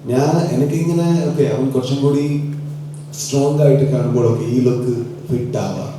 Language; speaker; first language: Malayalam; non-native, local second language; Kannada